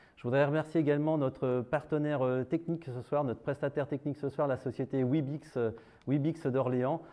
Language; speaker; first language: French; native; French